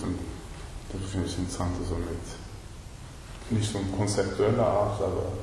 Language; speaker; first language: German; non-native, learner; Swedish